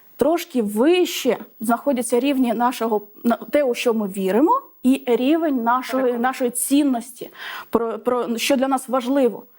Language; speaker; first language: Ukrainian; non-native, local second language; Russian